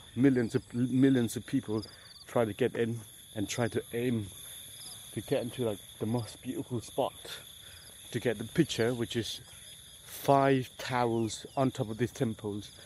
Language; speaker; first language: English; non-native, fluent; Khmer